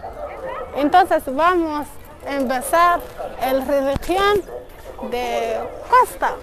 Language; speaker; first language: Spanish; non-native, learner; Somali